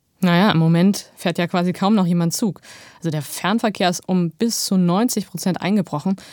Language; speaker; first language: German; native; German